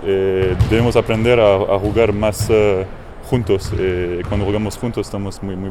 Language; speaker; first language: Spanish; non-native, fluent; French